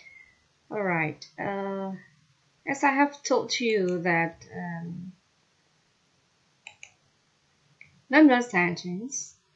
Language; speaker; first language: English; non-native, fluent; Indonesian